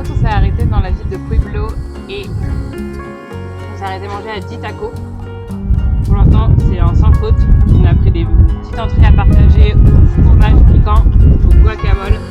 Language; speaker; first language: French; native; French